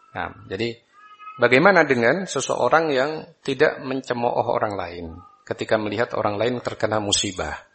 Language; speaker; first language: Malay; non-native, local second language; Javanese